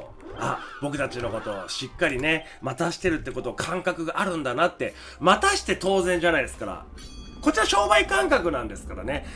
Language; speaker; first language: Japanese; native; Japanese